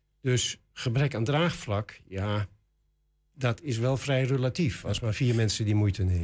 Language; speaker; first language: Dutch; native; Dutch